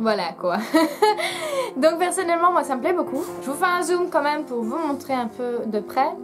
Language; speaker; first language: French; native; French